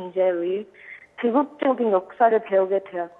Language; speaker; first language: Korean; early bilingual, heritage; Korean